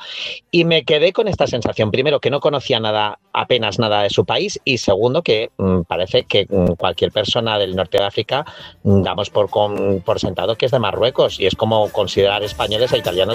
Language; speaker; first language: Spanish; native; Spanish